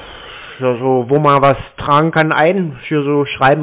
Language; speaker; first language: German; native; German